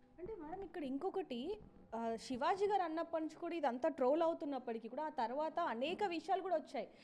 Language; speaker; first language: Telugu; native; Telugu